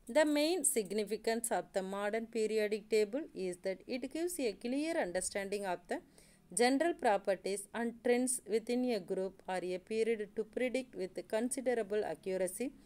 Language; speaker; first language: English; non-native, local second language; Tamil